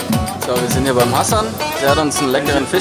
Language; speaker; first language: German; native; German